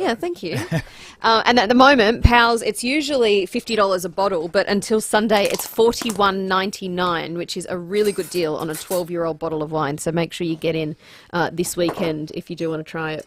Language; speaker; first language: English; native; English